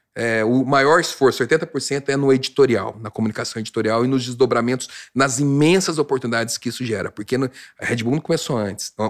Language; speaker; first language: Portuguese; native; Portuguese